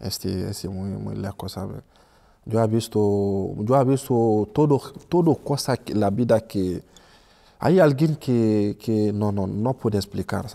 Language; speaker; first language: Spanish; non-native, learner; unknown